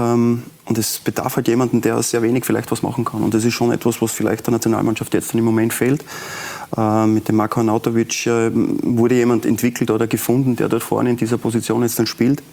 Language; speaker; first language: German; native; German